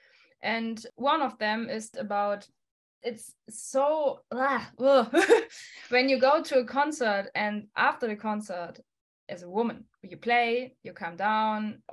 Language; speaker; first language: English; non-native, fluent; German